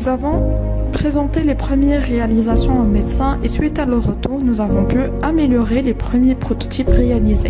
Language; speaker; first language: French; non-native, local second language; Arabic